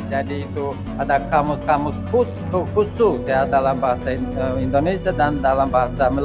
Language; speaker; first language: Indonesian; non-native, fluent; Russian